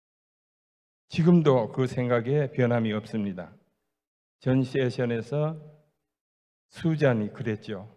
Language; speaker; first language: Korean; native; Korean